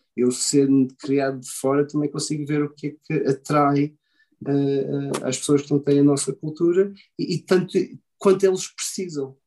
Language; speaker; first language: Portuguese; early bilingual, heritage; Portuguese